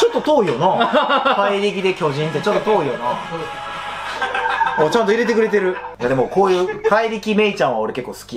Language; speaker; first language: Japanese; native; Japanese